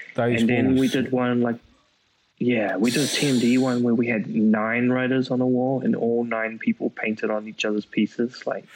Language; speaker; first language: English; native; English